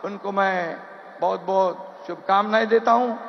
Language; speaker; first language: Hindi; non-native, local second language; Marathi